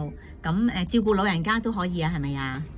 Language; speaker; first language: Cantonese; native; Cantonese